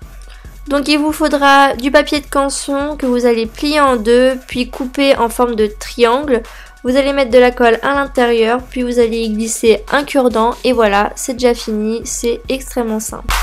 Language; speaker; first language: French; native; French